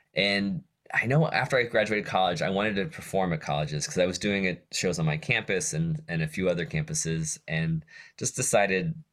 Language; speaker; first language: English; native; English